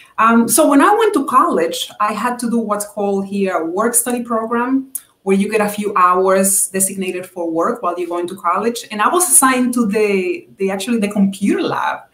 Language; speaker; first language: English; non-native, fluent; Spanish